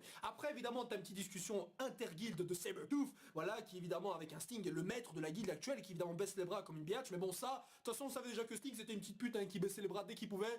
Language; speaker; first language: French; native; French